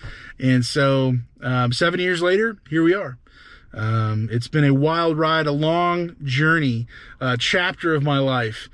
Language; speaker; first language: English; native; English